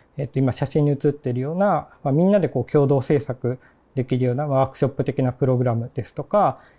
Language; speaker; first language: Japanese; native; Japanese